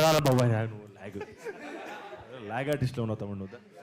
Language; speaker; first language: Telugu; native; Telugu